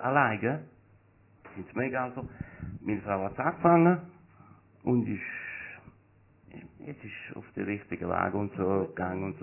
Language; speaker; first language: German; non-native, learner; Italian